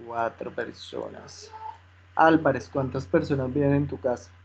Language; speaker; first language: Spanish; native; Spanish